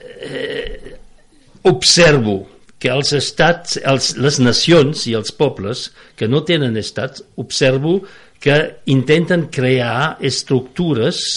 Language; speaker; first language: Catalan; non-native, fluent; French